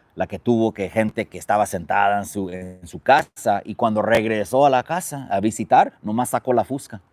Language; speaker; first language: Spanish; early bilingual, other home language; English